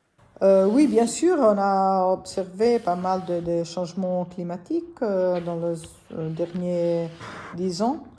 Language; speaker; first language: French; non-native, fluent; Italian